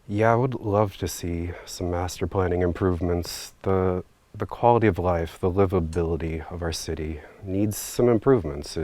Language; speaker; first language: English; native; English